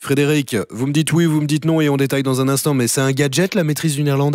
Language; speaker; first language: French; native; French